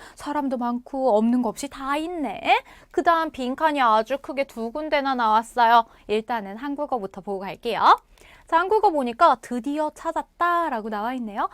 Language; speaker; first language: Korean; native; Korean